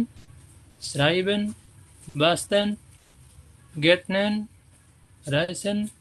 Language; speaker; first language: German; non-native, learner; Indonesian